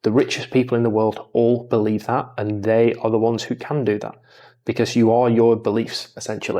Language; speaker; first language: English; native; English